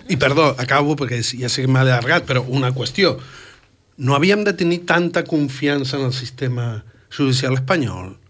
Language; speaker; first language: Catalan; non-native, fluent; Spanish